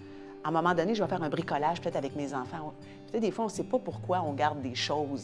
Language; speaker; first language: French; native; French